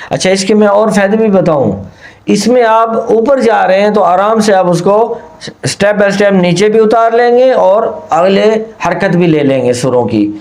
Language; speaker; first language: Urdu; non-native, local second language; Punjabi